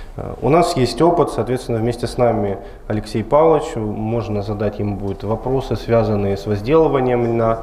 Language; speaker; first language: Russian; native; Russian